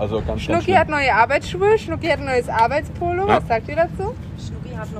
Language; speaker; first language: German; native; German